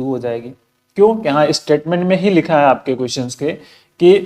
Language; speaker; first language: Hindi; native; Hindi